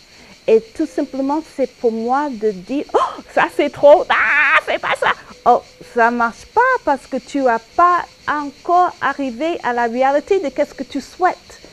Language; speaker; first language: French; non-native, fluent; English